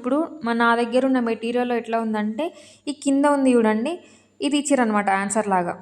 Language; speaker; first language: Telugu; native; Telugu